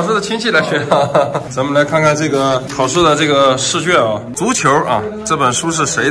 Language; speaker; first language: Chinese; native; Chinese